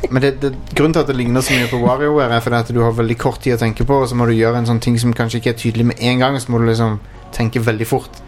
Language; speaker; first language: Norwegian; native; Norwegian